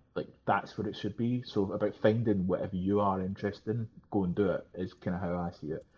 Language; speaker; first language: English; native; English